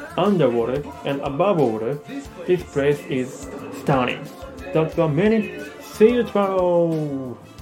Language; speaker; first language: English; non-native, learner; Japanese